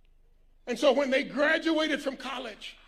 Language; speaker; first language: English; native; English